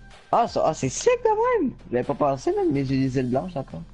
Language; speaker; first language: French; native; French